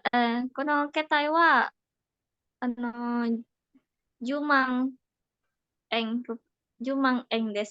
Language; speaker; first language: Japanese; non-native, learner; Indonesian